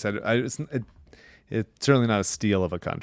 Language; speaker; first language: English; native; English